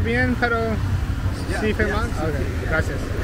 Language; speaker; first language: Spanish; non-native, learner; English